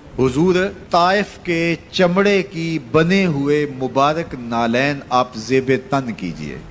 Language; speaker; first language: Urdu; non-native, local second language; Punjabi